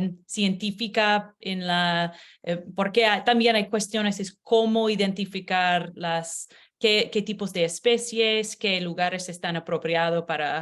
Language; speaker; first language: Spanish; non-native, learner; English